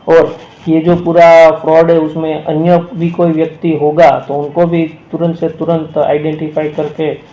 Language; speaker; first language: Hindi; non-native, local second language; Gujarati